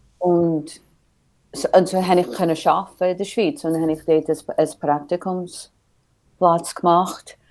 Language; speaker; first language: German; early bilingual, heritage; English